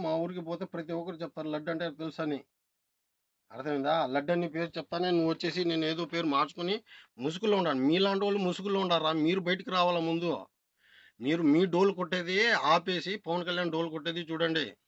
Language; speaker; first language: Telugu; non-native, local second language; Urdu